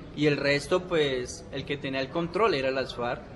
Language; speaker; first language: Spanish; native; Spanish